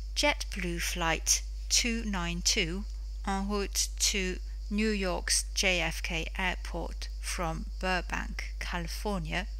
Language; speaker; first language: English; non-native, fluent; French